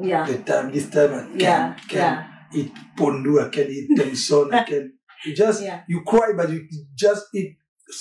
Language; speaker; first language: English; non-native, learner; French